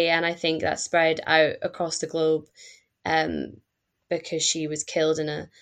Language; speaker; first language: English; native; English